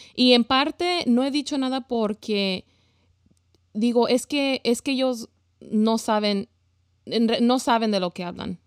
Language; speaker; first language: Spanish; early bilingual, heritage; Spanish